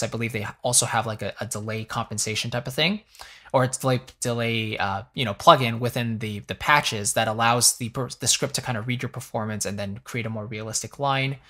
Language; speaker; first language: English; native; English